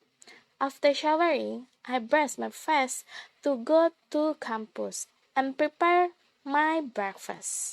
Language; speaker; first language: English; non-native, learner; Indonesian